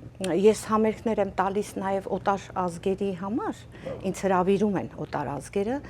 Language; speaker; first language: Armenian; native; Armenian